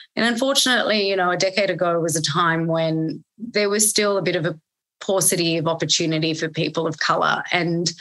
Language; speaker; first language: English; native; English